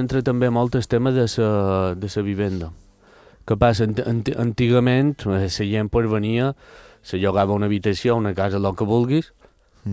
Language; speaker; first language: Catalan; native; Catalan